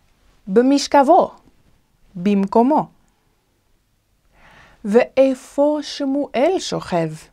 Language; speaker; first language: Hebrew; non-native, fluent; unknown